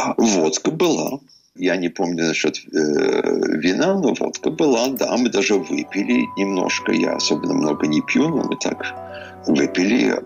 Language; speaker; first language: Russian; early bilingual, heritage; Russian